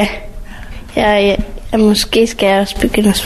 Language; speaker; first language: Danish; non-native, learner; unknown